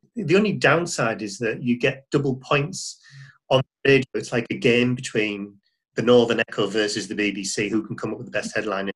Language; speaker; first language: English; native; English